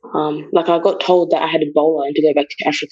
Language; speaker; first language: English; early bilingual, other home language; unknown